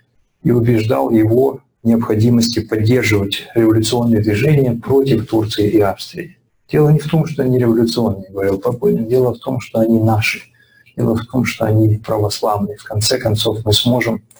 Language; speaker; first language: Russian; native; Russian